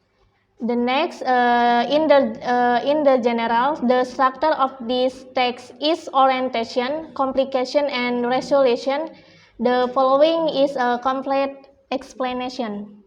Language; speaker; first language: English; non-native, learner; Indonesian